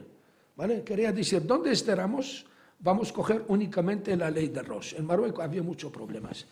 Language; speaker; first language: Spanish; non-native, fluent; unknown